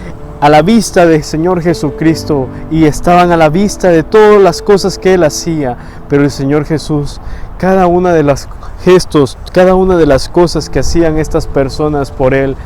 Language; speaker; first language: Spanish; native; Spanish